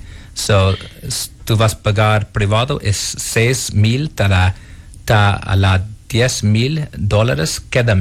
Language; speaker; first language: Spanish; non-native, learner; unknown